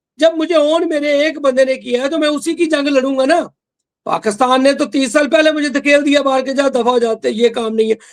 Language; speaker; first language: Urdu; non-native, local second language; Punjabi